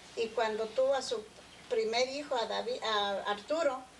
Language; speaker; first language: Spanish; early bilingual, other home language; English